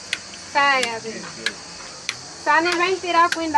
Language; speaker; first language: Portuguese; non-native, learner; Vietnamese